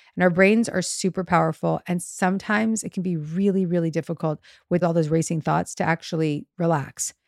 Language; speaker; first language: English; native; English